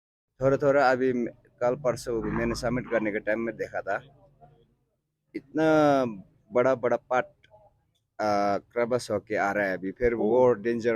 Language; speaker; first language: Hindi; non-native, learner; Nepali